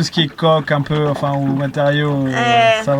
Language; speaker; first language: French; native; French